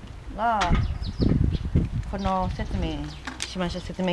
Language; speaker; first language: Japanese; non-native, learner; English